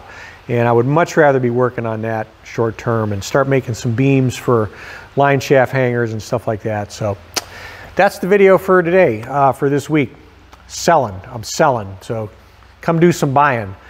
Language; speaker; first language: English; native; English